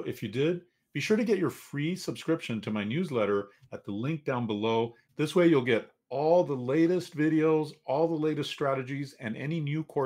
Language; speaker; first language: English; native; English